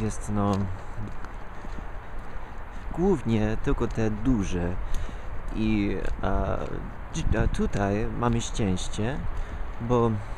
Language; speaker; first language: Polish; non-native, fluent; English